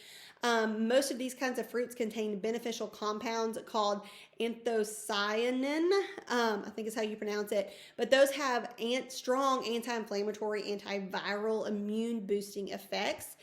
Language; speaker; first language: English; native; English